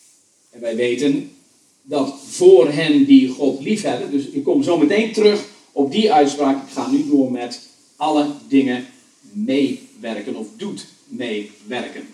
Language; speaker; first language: Dutch; native; Dutch